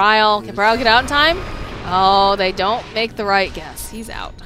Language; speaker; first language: English; native; English